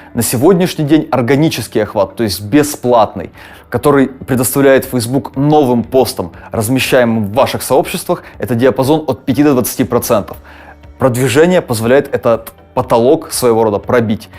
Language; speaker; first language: Russian; native; Russian